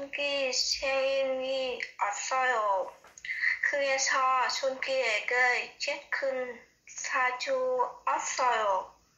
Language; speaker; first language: Korean; non-native, learner; Vietnamese